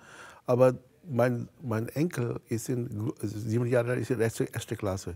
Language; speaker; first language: German; non-native, fluent; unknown